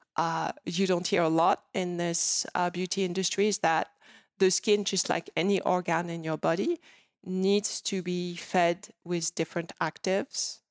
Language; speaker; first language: English; non-native, fluent; French